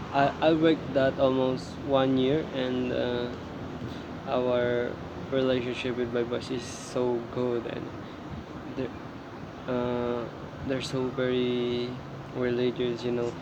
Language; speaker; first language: English; non-native, learner; Filipino